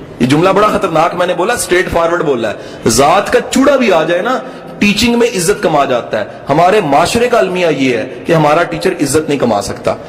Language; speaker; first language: Urdu; non-native, local second language; Punjabi